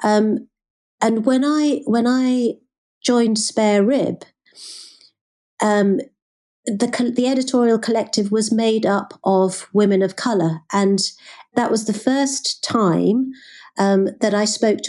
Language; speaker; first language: English; native; English